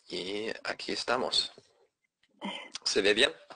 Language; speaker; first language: Spanish; non-native, fluent; English